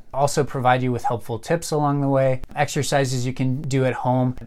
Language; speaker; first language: English; native; English